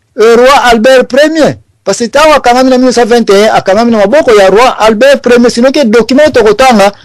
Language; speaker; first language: French; non-native, local second language; Lingala